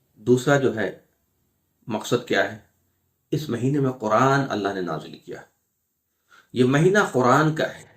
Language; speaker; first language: Urdu; native; Urdu